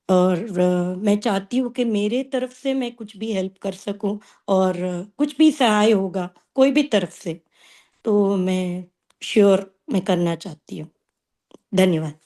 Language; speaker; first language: Hindi; non-native, local second language; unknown